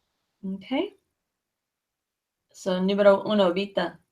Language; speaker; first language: Spanish; non-native, fluent; English